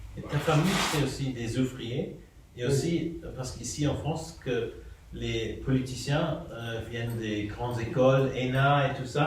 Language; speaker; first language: French; non-native, fluent; German